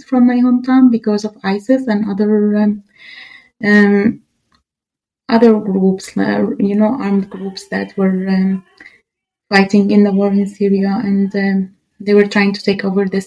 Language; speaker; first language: English; non-native, fluent; Arabic